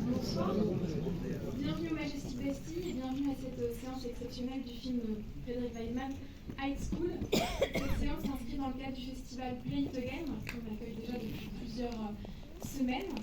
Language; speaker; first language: French; native; French